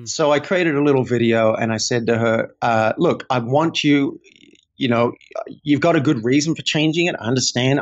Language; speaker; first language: English; native; English